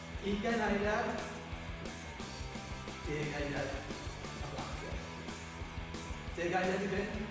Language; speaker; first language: Welsh; non-native, local second language; English